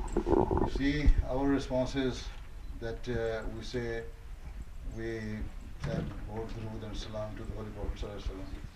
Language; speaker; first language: English; non-native, local second language; Urdu